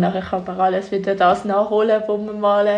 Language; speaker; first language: German; native; German